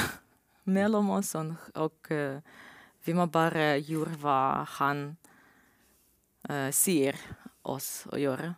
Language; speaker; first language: Norwegian; non-native, learner; Romanian